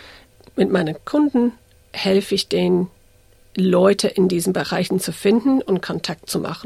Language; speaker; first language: German; non-native, fluent; English